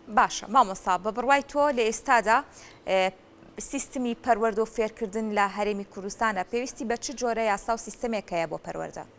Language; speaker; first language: Central Kurdish; native; Central Kurdish